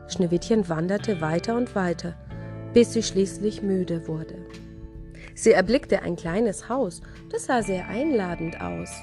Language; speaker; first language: German; native; German